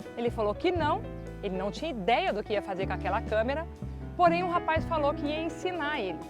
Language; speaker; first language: Portuguese; native; Portuguese